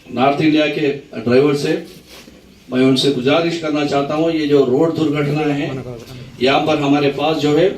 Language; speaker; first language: Hindi; non-native, local second language; Telugu